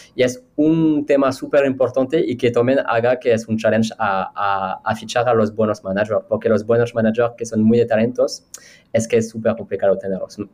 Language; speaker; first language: Spanish; non-native, fluent; French